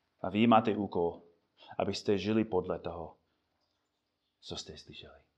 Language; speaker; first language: Czech; non-native, fluent; English